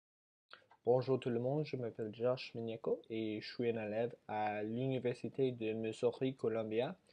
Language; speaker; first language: French; non-native, learner; English